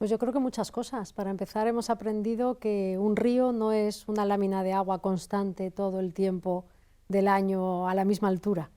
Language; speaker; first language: Spanish; native; Spanish